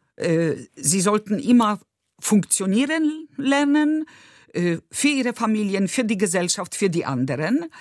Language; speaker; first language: German; non-native, fluent; Polish